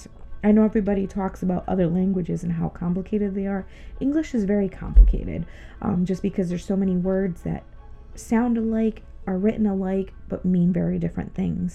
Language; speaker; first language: English; native; English